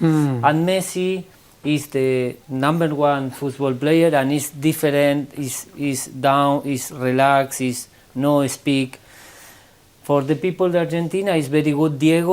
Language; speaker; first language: English; non-native, learner; Spanish